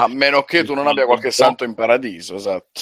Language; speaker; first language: Italian; native; Italian